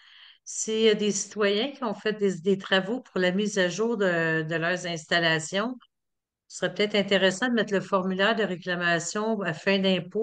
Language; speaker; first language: French; native; French